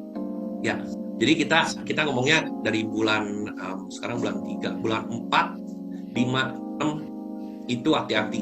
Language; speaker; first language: Indonesian; native; Indonesian